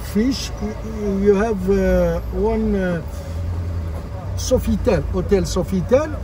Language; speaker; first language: English; non-native, learner; Arabic